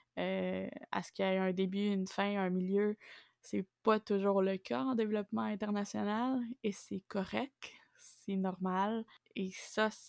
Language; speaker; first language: French; early bilingual, other home language; Spanish